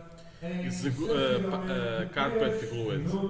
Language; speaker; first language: English; non-native, learner; Portuguese